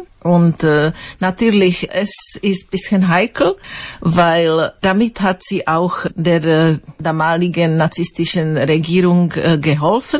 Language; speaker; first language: German; non-native, fluent; Slovak